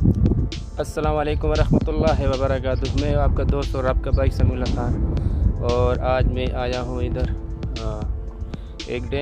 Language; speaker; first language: Hindi; non-native, local second language; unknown